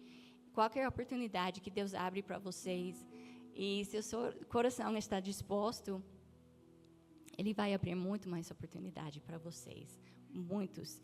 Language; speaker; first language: Portuguese; non-native, fluent; English